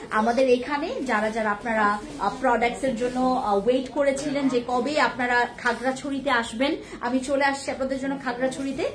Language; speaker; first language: Bangla; non-native, local second language; Khasi